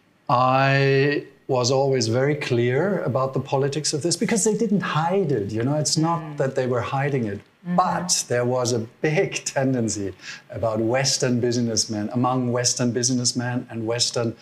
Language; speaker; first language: English; non-native, fluent; German